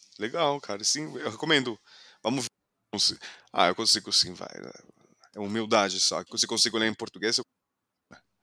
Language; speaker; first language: Portuguese; non-native, fluent; English